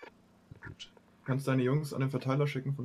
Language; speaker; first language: German; native; German